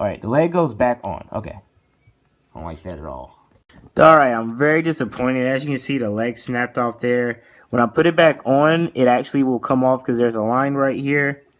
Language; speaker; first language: English; native; English